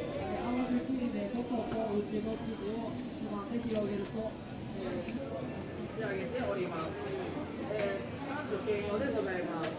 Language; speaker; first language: Japanese; native; Japanese